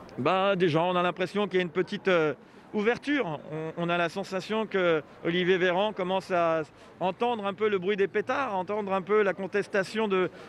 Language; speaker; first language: French; native; French